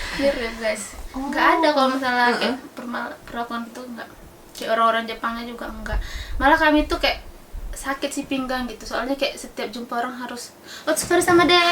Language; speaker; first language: Indonesian; native; Indonesian